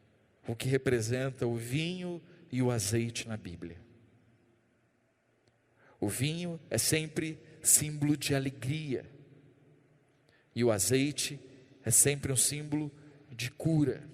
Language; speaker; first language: Portuguese; native; Portuguese